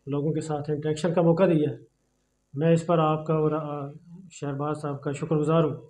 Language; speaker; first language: Urdu; non-native, local second language; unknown